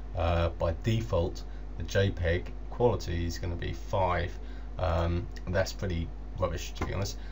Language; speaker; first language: English; native; English